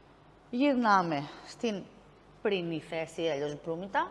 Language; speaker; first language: Greek; native; Greek